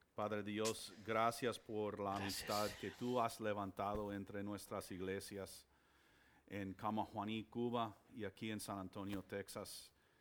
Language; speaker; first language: Spanish; non-native, learner; English